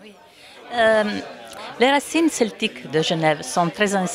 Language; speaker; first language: French; non-native, learner; Italian